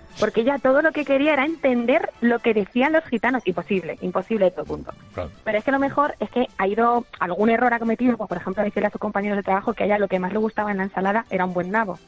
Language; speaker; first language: Spanish; native; Spanish